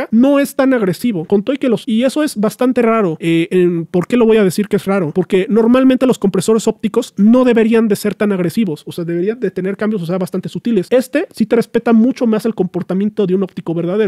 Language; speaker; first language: Spanish; native; Spanish